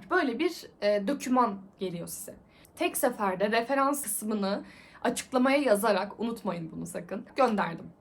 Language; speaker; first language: Turkish; native; Turkish